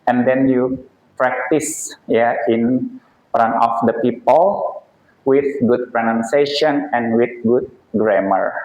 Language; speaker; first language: English; non-native, fluent; Indonesian